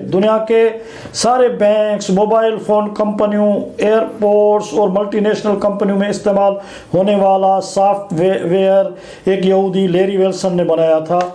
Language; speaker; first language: Urdu; non-native, local second language; Sindhi